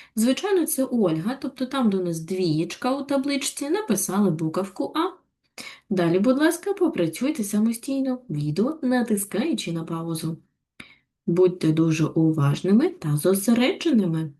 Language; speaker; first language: Ukrainian; native; Ukrainian